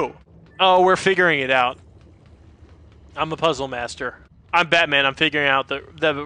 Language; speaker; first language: English; native; English